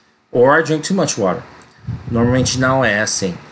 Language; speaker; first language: Portuguese; non-native, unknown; English